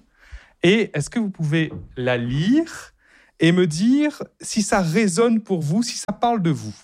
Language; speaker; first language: French; native; French